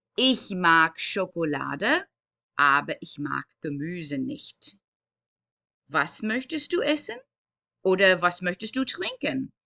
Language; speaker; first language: German; non-native, learner; English